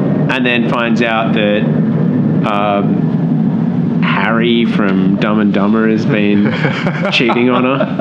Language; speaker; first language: English; native; English